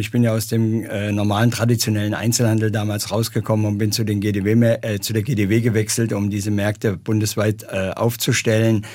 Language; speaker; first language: German; native; German